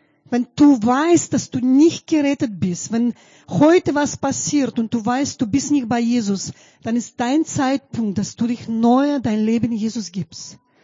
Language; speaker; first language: German; non-native, fluent; Russian